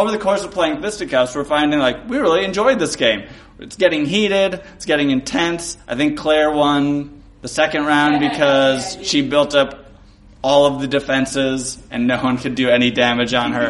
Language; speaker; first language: English; native; English